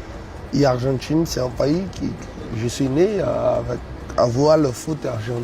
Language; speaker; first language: French; non-native, fluent; Portuguese